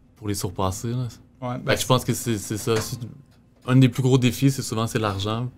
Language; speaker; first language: French; native; French